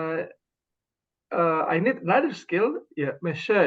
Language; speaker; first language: English; non-native, learner; Indonesian